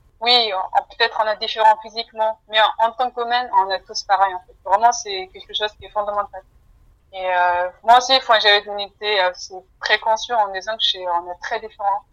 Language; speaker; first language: French; non-native, fluent; Mongolian